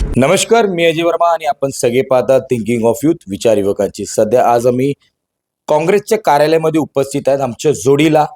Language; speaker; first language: Marathi; non-native, local second language; Hindi